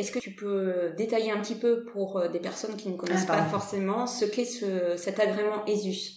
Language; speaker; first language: French; native; French